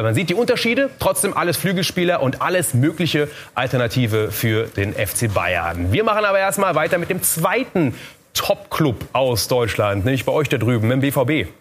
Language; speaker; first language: German; native; German